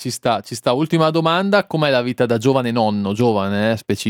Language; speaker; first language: Italian; native; Italian